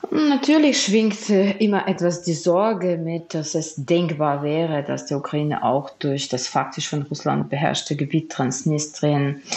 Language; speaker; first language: German; non-native, fluent; Ukrainian